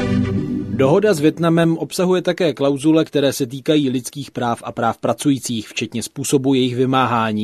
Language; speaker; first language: Czech; native; Czech